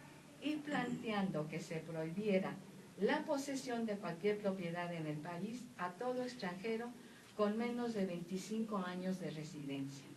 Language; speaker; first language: Spanish; native; Spanish